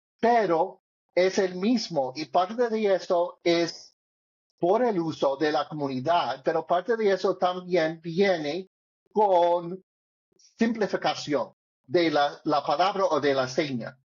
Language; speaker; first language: Spanish; non-native, learner; English